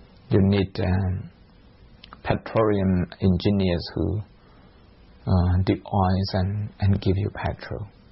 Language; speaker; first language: English; non-native, fluent; Shan